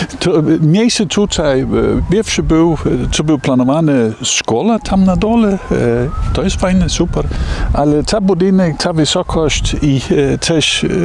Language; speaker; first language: Polish; non-native, learner; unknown